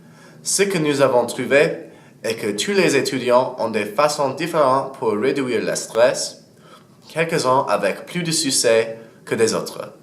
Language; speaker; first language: French; non-native, learner; English